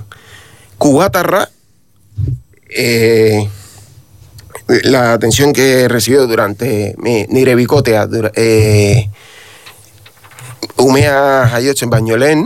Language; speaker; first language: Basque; non-native, learner; Spanish